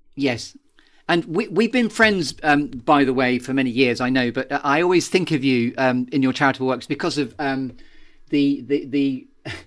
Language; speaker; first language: English; native; English